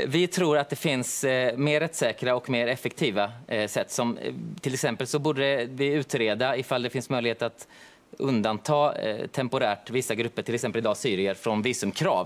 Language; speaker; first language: Swedish; native; Swedish